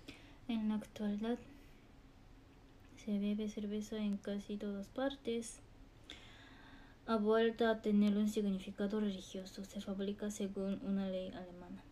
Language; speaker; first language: Spanish; non-native, learner; Japanese